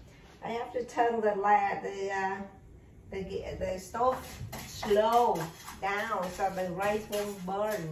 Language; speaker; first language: English; non-native, learner; Vietnamese